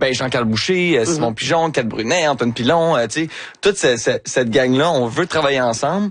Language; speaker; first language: French; native; French